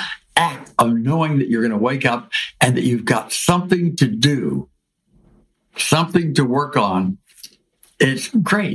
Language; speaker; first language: English; native; English